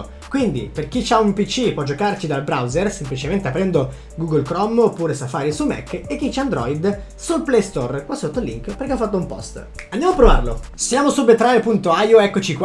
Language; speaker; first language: Italian; native; Italian